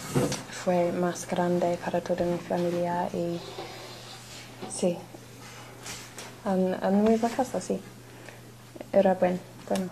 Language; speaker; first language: Spanish; non-native, learner; English